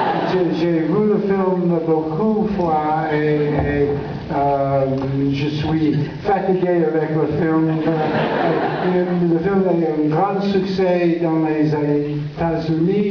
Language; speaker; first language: French; non-native, learner; English